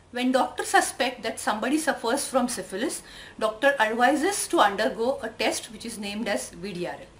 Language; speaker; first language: English; non-native, local second language; Marathi